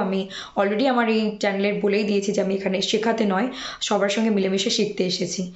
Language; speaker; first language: Bangla; native; Bangla